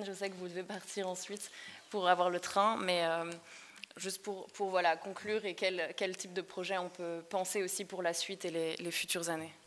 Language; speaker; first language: French; native; French